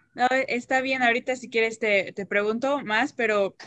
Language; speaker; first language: Spanish; native; Spanish